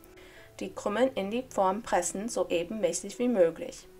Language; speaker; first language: German; non-native, fluent; English